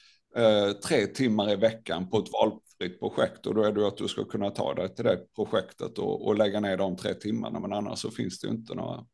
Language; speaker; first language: Swedish; native; Swedish